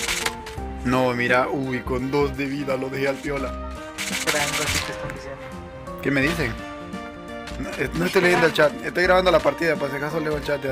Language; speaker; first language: Spanish; native; Spanish